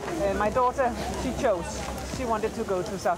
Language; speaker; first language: English; non-native, learner; Danish